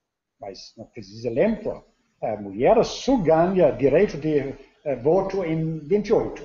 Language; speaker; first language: Portuguese; non-native, learner; Danish